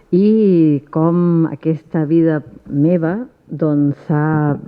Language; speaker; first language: Catalan; early bilingual, other home language; Spanish